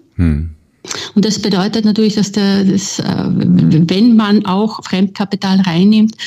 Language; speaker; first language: German; native; German